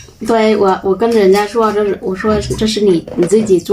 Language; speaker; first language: Chinese; non-native, learner; Vietnamese